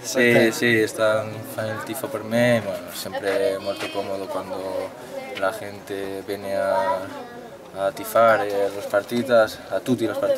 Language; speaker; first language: Italian; non-native, learner; Spanish